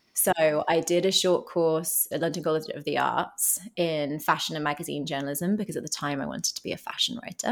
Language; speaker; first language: English; native; English